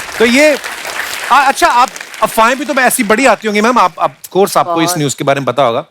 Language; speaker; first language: Hindi; native; Hindi